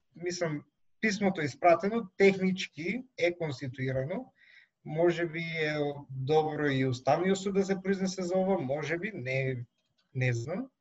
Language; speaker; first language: Macedonian; native; Macedonian